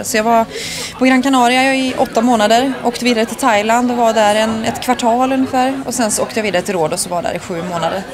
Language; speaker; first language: Swedish; native; Swedish